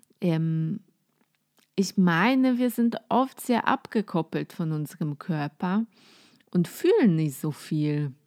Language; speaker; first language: German; non-native, fluent; Polish